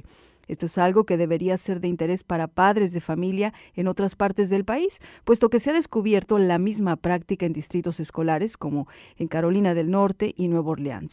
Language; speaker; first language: Spanish; native; Spanish